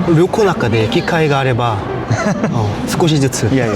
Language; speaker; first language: Japanese; non-native, learner; Korean